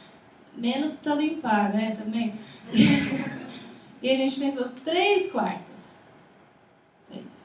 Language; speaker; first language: Portuguese; non-native, fluent; English